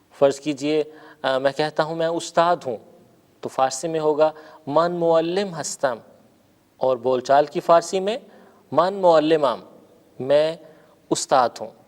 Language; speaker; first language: Urdu; native; Urdu